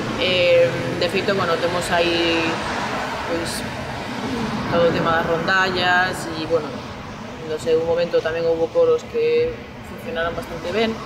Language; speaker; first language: Galician; non-native, local second language; Spanish